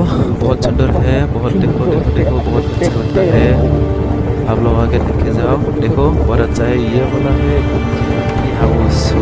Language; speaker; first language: Hindi; non-native, local second language; Bodo